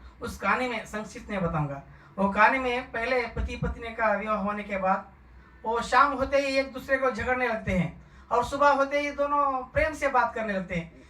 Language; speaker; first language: Hindi; non-native, local second language; Lambadi